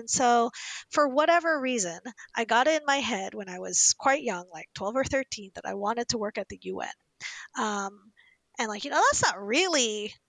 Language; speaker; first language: English; native; English